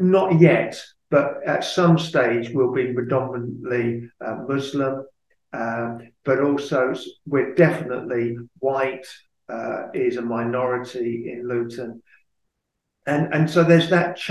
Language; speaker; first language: English; native; English